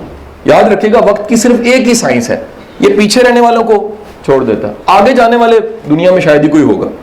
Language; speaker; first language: Urdu; native; Urdu